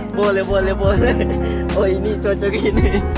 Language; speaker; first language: Indonesian; non-native, local second language; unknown